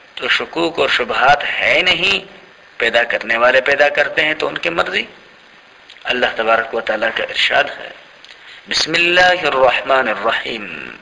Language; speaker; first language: Urdu; native; Urdu